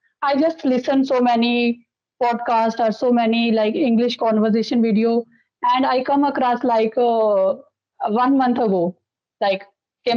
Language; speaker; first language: English; non-native, local second language; Dogri